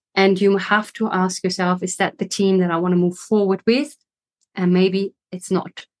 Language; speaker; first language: English; non-native, fluent; German